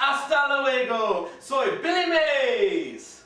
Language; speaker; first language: Spanish; non-native, learner; English